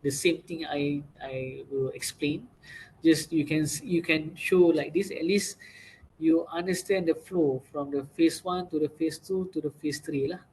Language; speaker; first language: English; non-native, local second language; Malay